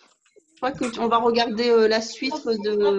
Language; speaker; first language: French; native; French